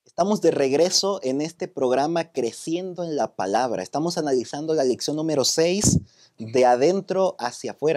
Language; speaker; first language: Spanish; native; Spanish